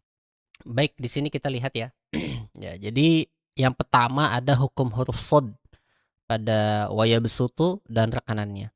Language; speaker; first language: Indonesian; native; Indonesian